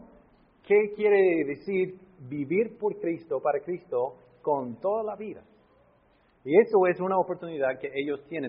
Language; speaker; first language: Spanish; non-native, fluent; English